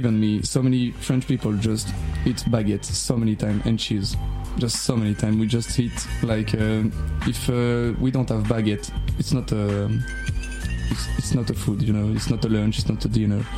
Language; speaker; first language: English; non-native, learner; French